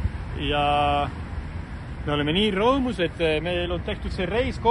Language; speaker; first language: Estonian; non-native, fluent; Spanish